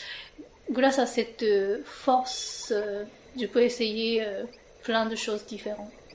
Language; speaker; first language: French; non-native, fluent; Japanese